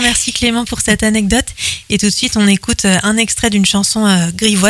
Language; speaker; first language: French; native; French